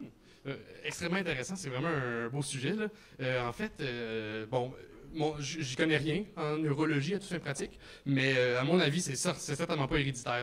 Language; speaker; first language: French; native; French